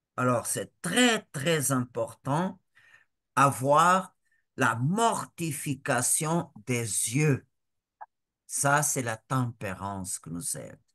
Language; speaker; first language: French; non-native, fluent; Portuguese